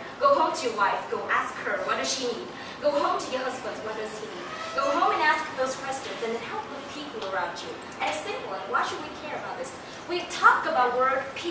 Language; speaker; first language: English; non-native, learner; Vietnamese